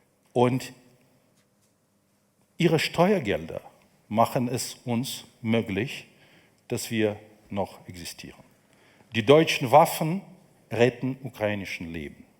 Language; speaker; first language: German; non-native, fluent; Ukrainian